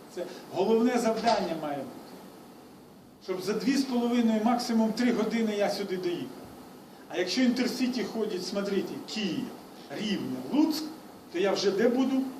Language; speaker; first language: Ukrainian; non-native, local second language; Russian